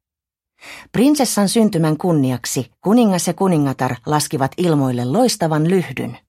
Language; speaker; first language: Finnish; native; Finnish